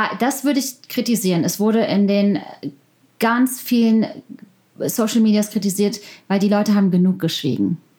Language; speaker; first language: German; early bilingual, other home language; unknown